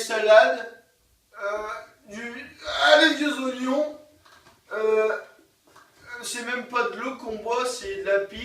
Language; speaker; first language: French; native; French